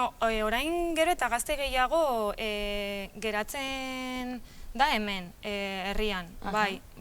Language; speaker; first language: Basque; non-native, local second language; Spanish